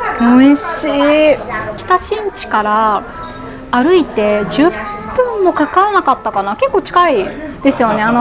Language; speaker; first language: Japanese; native; Japanese